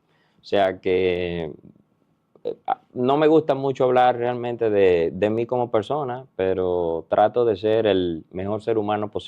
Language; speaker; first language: Spanish; native; Spanish